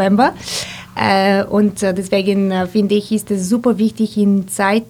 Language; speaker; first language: German; non-native, fluent; Bulgarian